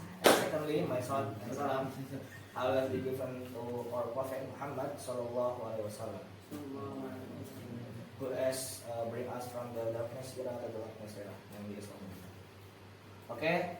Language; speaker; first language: English; non-native, learner; Indonesian